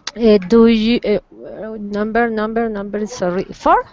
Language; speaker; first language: English; non-native, learner; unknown